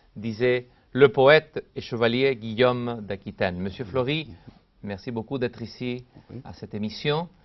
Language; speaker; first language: French; non-native, fluent; Spanish